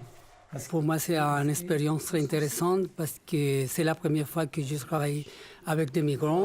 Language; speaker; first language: French; non-native, learner; Spanish